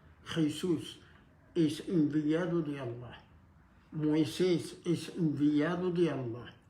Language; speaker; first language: Spanish; non-native, fluent; Arabic